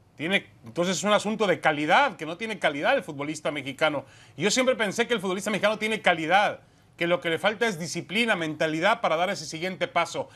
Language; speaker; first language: Spanish; native; Spanish